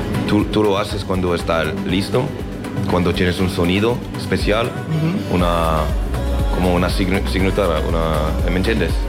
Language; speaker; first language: Spanish; non-native, learner; French